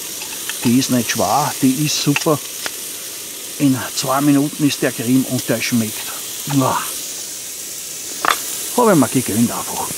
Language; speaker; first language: German; native; German